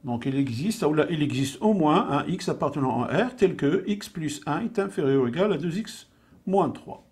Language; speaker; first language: French; non-native, local second language; Arabic